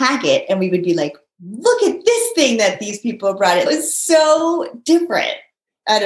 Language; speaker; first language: English; early bilingual, other home language; Japanese